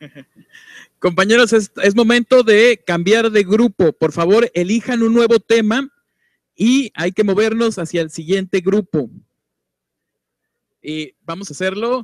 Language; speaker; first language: Spanish; native; Spanish